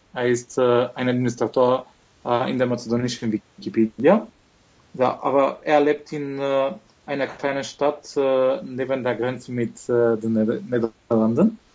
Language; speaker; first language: German; non-native, fluent; Macedonian